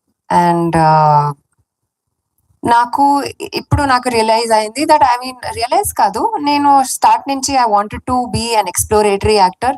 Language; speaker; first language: Telugu; non-native, fluent; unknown